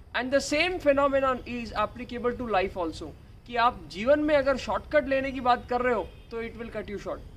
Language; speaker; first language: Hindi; non-native, local second language; Marathi